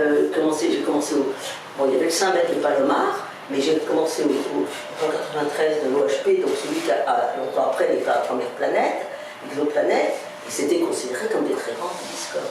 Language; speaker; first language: French; native; French